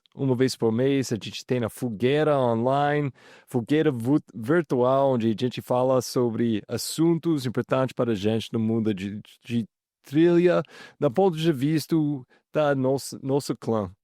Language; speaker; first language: Portuguese; non-native, fluent; English